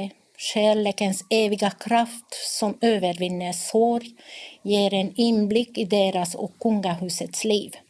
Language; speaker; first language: Swedish; non-native, fluent; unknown